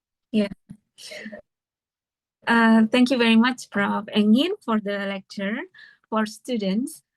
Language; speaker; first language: English; non-native, fluent; Indonesian